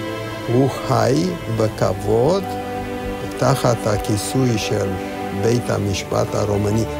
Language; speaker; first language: Hebrew; non-native, fluent; Romanian